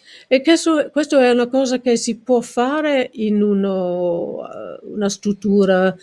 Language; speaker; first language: Italian; non-native, learner; English